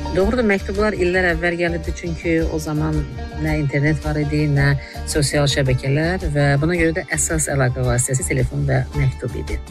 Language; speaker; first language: Azerbaijani; native; Azerbaijani